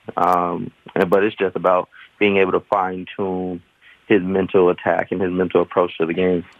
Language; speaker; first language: English; native; English